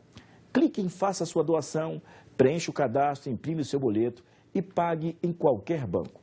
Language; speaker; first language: Portuguese; native; Portuguese